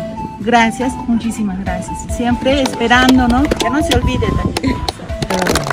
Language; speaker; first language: Spanish; native; Spanish